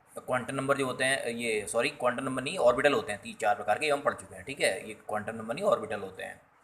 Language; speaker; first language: Hindi; native; Hindi